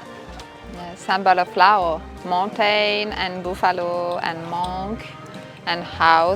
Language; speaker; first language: English; non-native, learner; French